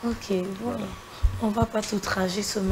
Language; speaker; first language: French; non-native, local second language; Lingala